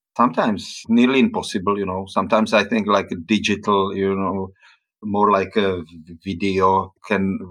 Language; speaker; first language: English; non-native, fluent; Czech